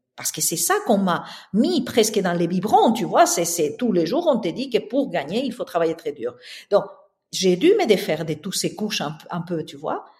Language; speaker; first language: French; non-native, fluent; Spanish